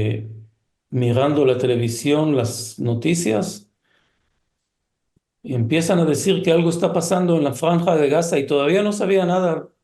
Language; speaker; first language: Spanish; early bilingual, heritage; Hebrew